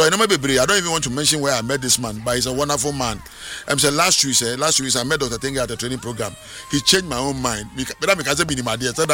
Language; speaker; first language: English; non-native, local second language; Akan